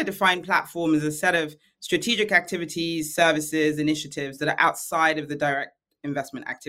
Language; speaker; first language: English; native; English